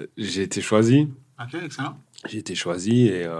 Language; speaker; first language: French; early bilingual, other home language; Portuguese